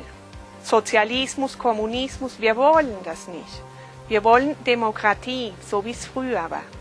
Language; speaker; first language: German; early bilingual, heritage; German